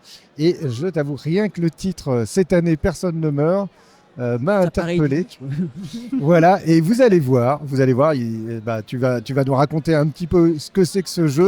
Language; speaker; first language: French; native; French